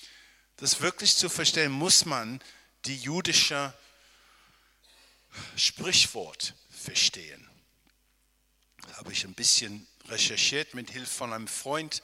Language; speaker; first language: German; non-native, fluent; English